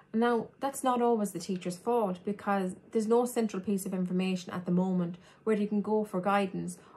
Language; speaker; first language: English; native; English